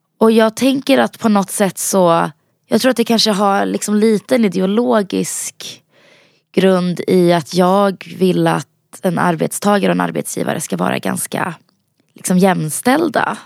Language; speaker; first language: Swedish; early bilingual, other home language; Bosnian